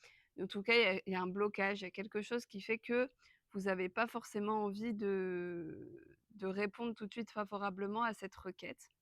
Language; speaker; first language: French; native; French